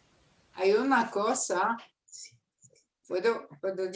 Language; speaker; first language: Spanish; non-native, fluent; Portuguese